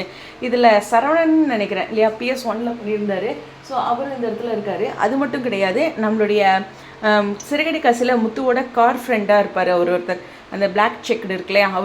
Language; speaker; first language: Tamil; native; Tamil